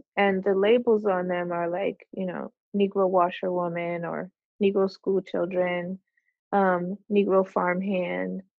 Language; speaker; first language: English; native; English